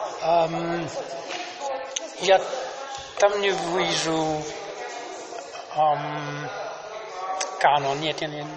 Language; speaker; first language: Russian; non-native, learner; German